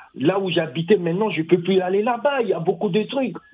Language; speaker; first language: French; non-native, local second language; Sango